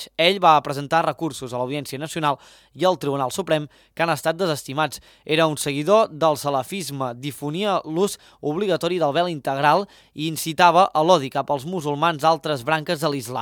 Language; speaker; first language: Catalan; native; Catalan